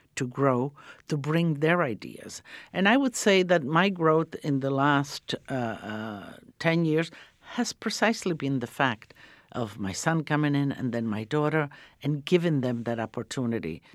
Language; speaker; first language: English; early bilingual, other home language; Croatian